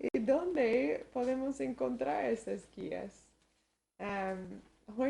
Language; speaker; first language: Spanish; early bilingual, heritage; Spanish